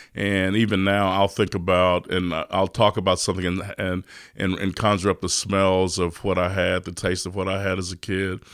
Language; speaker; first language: English; native; English